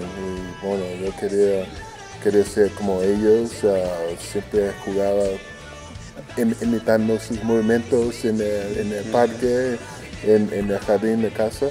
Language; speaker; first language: Spanish; non-native, fluent; English